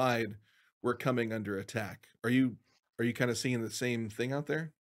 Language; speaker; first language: English; native; English